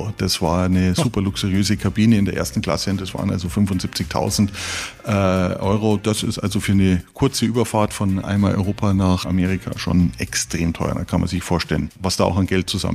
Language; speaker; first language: German; native; German